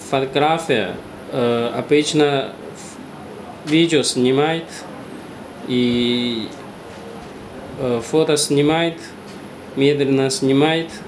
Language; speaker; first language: Russian; non-native, learner; Chinese